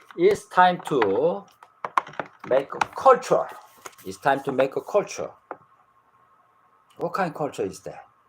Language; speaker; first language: English; non-native, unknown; Korean